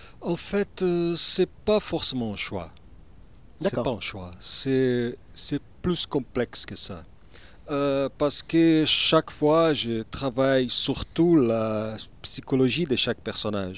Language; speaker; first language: French; non-native, learner; Portuguese